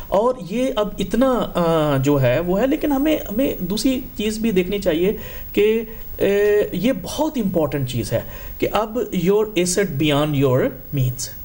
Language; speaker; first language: Urdu; non-native, local second language; Punjabi